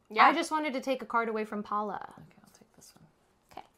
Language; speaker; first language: English; native; English